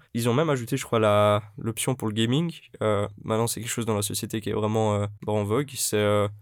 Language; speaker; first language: French; native; French